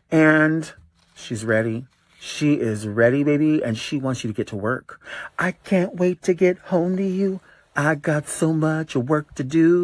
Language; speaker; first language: English; native; English